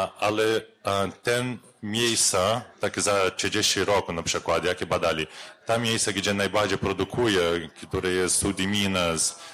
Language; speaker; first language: Polish; non-native, learner; Portuguese